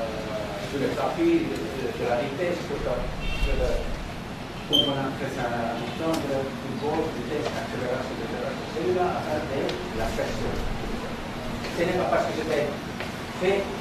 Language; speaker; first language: French; non-native, learner; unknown